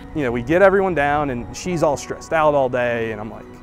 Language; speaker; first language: English; native; English